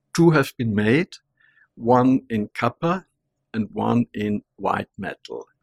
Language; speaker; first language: English; non-native, fluent; German